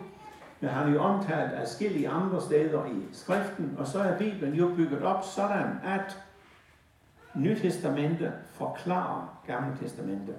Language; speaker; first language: Danish; native; Danish